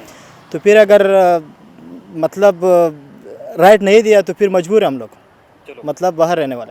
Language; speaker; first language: Hindi; non-native, learner; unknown